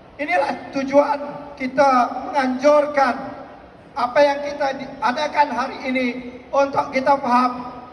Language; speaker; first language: Malay; native; Malay